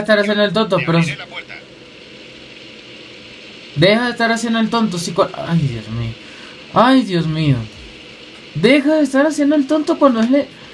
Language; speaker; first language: Spanish; native; Spanish